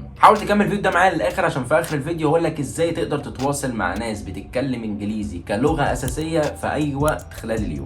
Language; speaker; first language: Arabic; native; Arabic